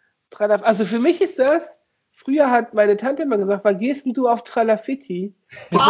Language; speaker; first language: German; native; German